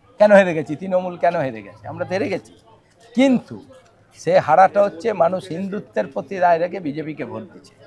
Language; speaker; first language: Bangla; native; Bangla